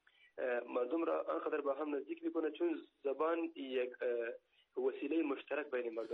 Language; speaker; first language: Persian; native; Persian